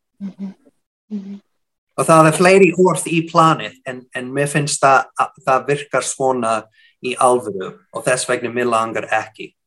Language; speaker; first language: Icelandic; non-native, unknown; English